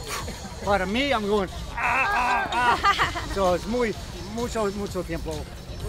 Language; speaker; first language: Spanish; non-native, learner; English